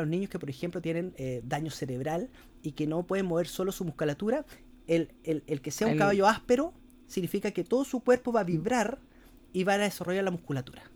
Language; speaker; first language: Spanish; native; Spanish